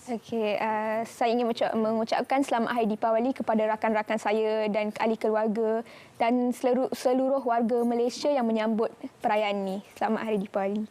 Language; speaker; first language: Malay; non-native, local second language; English